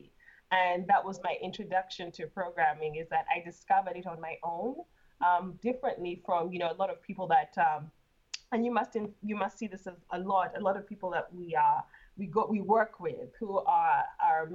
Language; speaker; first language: English; non-native, local second language; Ganda